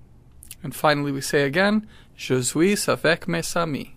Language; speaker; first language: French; non-native, learner; English